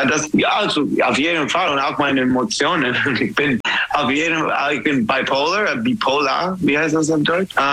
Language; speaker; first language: German; non-native, learner; English